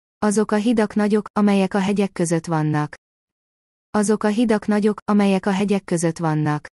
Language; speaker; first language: Hungarian; non-native, learner; Persian